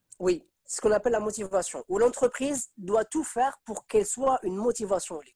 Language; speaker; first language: French; non-native, local second language; Arabic